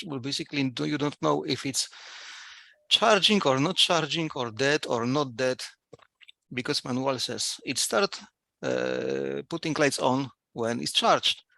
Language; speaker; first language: English; non-native, fluent; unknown